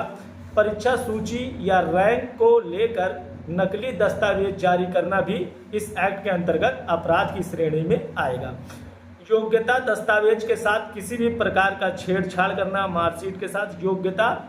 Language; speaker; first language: Hindi; native; Hindi